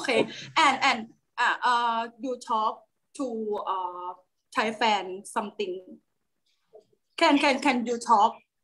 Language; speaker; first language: English; non-native, learner; Thai